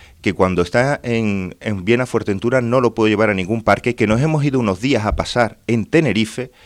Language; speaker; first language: Spanish; native; Spanish